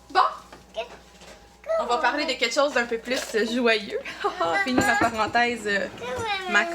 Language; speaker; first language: French; native; French